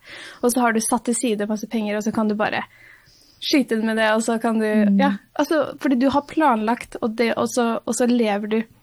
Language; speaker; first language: Norwegian; native; Norwegian